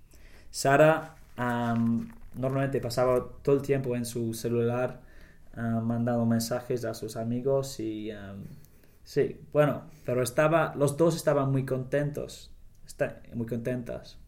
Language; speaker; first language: Spanish; non-native, learner; English